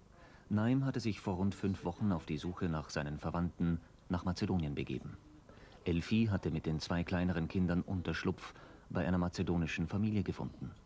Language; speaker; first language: German; native; German